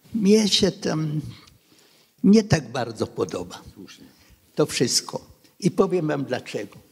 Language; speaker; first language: Polish; non-native, local second language; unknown